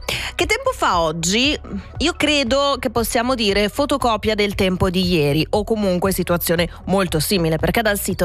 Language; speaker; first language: Italian; native; Italian